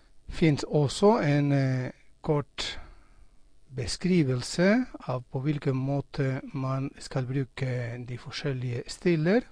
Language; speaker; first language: Norwegian; non-native, fluent; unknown